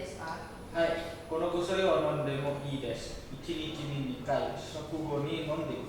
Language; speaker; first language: Japanese; non-native, learner; Indonesian